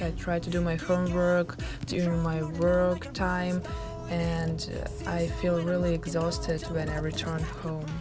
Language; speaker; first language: English; non-native, fluent; Russian